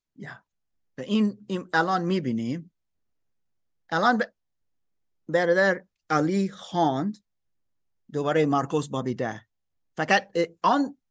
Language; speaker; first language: Persian; non-native, learner; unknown